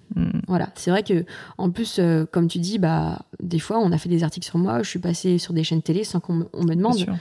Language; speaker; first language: French; native; French